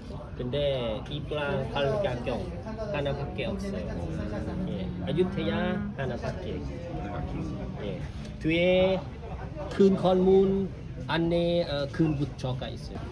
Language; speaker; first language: Korean; non-native, learner; Thai